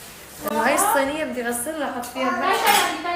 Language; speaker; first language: Arabic; native; Arabic